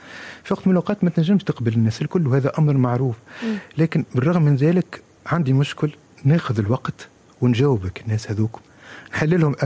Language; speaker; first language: Arabic; native; Arabic